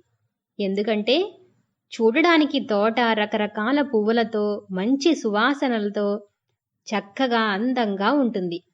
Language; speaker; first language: Telugu; native; Telugu